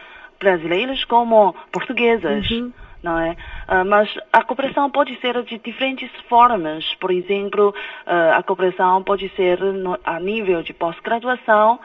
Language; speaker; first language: Portuguese; non-native, fluent; Chinese